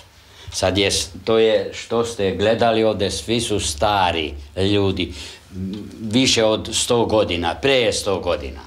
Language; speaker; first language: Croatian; non-native, local second language; Hungarian